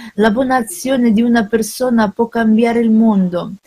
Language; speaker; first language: Italian; non-native, fluent; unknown